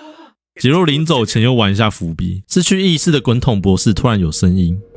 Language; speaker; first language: Chinese; native; Chinese